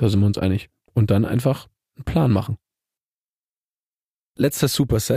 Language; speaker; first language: German; native; German